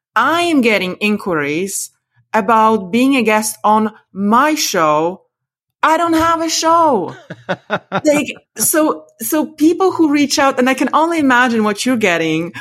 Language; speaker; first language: English; non-native, fluent; Polish